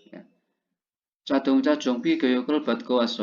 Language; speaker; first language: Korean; non-native, fluent; Indonesian